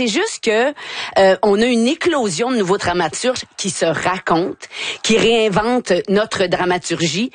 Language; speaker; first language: French; native; French